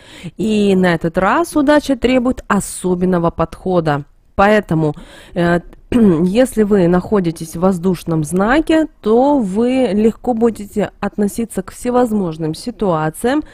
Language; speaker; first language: Russian; native; Russian